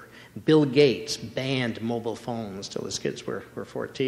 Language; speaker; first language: English; native; English